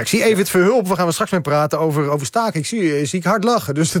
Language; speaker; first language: Dutch; native; Dutch